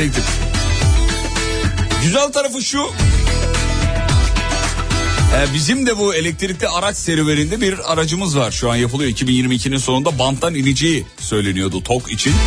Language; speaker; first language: Turkish; native; Turkish